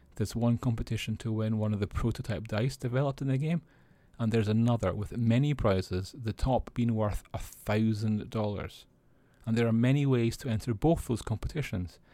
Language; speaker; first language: English; native; English